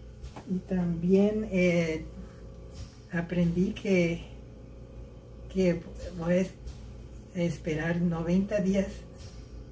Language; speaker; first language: Spanish; early bilingual, heritage; Spanish